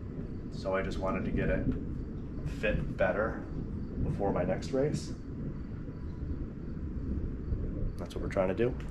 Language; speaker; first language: English; native; English